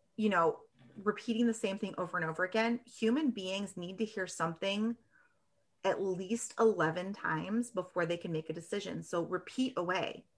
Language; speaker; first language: English; native; English